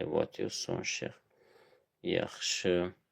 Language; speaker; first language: French; non-native, fluent; Azerbaijani